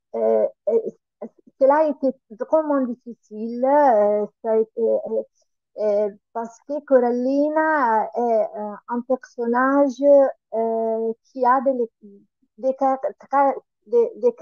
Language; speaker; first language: French; non-native, learner; Italian